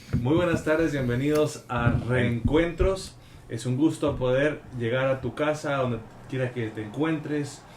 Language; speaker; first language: Spanish; native; Spanish